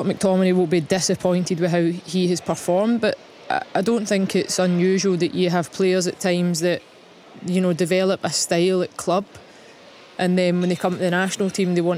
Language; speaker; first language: English; native; English